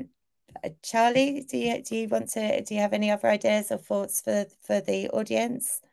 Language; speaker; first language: English; native; English